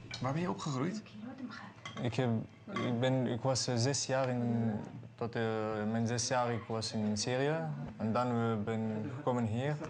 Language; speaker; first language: Dutch; non-native, learner; Aramaic